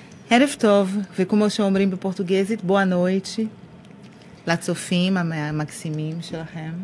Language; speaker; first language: Hebrew; non-native, fluent; Portuguese